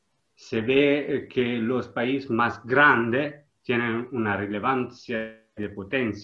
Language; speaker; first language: Spanish; non-native, learner; Italian